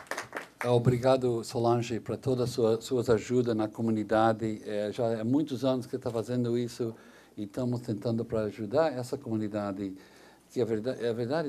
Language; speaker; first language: Portuguese; non-native, fluent; English